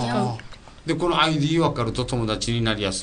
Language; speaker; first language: Japanese; native; Japanese